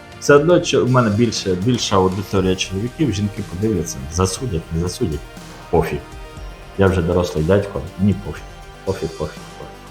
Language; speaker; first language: Ukrainian; non-native, local second language; Russian